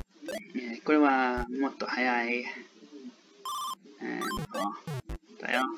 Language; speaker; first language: Japanese; non-native, learner; English